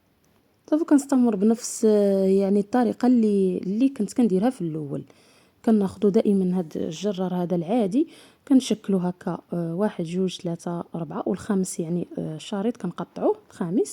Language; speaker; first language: Arabic; native; Arabic